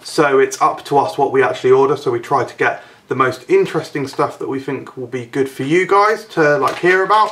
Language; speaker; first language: English; native; English